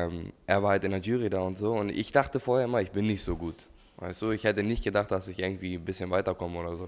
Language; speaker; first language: German; native; German